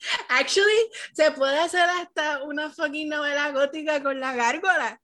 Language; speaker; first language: Spanish; early bilingual, heritage; Spanish